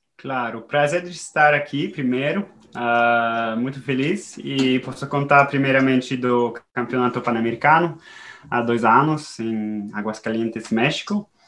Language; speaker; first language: Portuguese; non-native, fluent; French